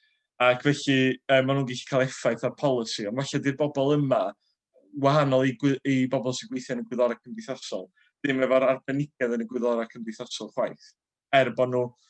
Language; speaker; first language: Welsh; native; Welsh